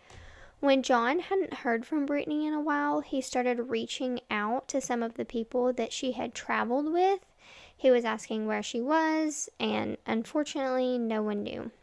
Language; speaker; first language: English; native; English